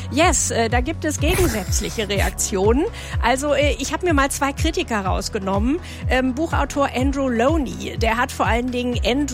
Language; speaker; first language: German; native; German